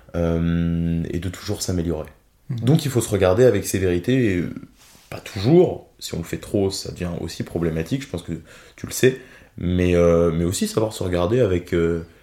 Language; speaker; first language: French; native; French